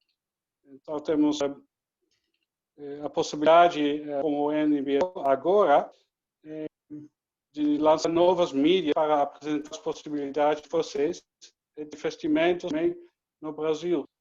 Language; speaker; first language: Portuguese; non-native, learner; Dutch